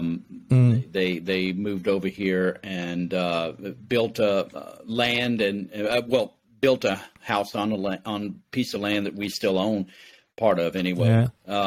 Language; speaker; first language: English; native; English